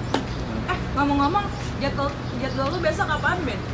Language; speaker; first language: Indonesian; native; Indonesian